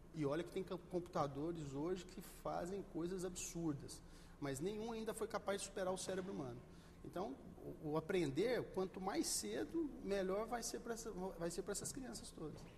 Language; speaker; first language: Portuguese; native; Portuguese